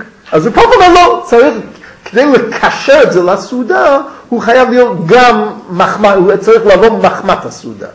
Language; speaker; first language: Hebrew; non-native, fluent; English